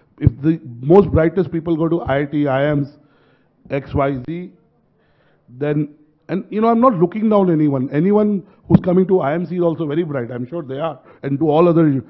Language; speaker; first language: English; non-native, local second language; Hindi